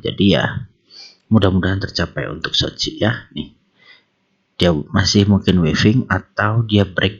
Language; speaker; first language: Indonesian; native; Indonesian